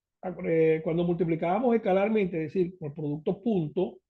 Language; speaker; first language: Spanish; native; Spanish